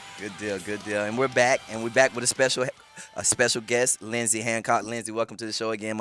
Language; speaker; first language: English; native; English